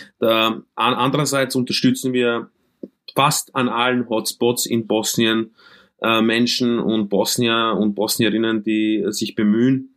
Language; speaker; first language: German; early bilingual, other home language; Croatian